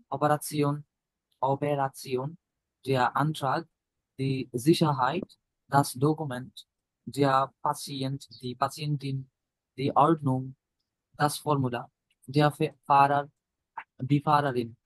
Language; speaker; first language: German; non-native, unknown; Bangla